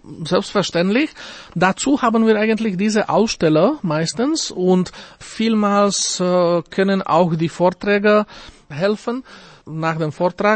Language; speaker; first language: German; non-native, fluent; Slovak